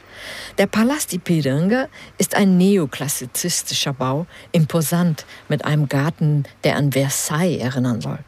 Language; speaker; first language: German; early bilingual, heritage; German